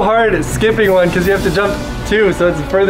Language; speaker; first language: English; native; English